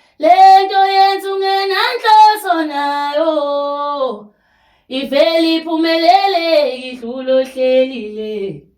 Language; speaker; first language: Zulu; native; Zulu